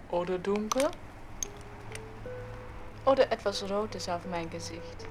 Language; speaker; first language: German; non-native, learner; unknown